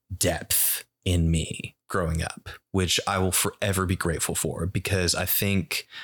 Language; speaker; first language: English; early bilingual, other home language; Spanish